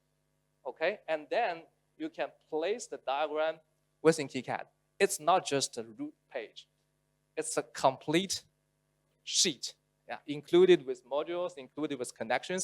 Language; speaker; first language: English; non-native, local second language; Chinese